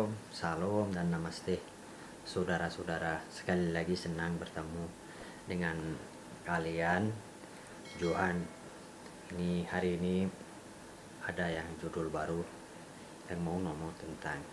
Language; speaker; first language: Indonesian; non-native, fluent; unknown